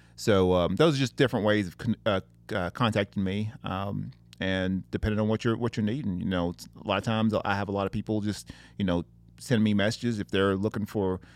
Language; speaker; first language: English; native; English